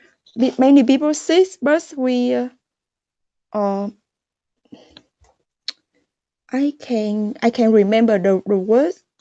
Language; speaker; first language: English; non-native, learner; Vietnamese